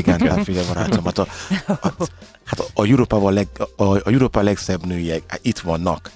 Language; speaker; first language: Hungarian; non-native, learner; Yoruba